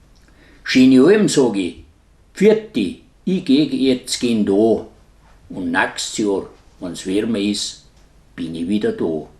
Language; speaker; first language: German; native; German